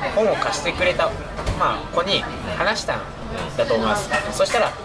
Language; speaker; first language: Japanese; native; Japanese